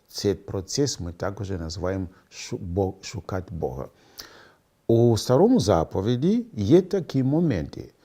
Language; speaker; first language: Ukrainian; non-native, fluent; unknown